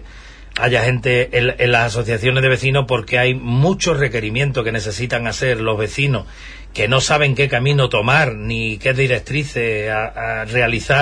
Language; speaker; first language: Spanish; native; Spanish